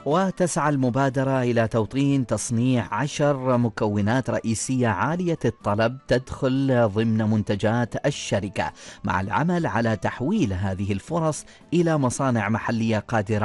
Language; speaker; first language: Arabic; native; Arabic